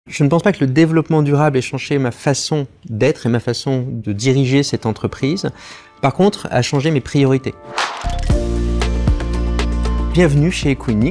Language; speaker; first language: French; native; French